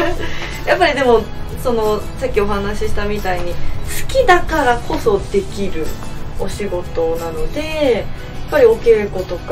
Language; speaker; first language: Japanese; native; Japanese